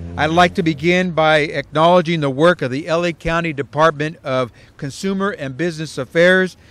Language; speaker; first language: English; early bilingual, other home language; Spanish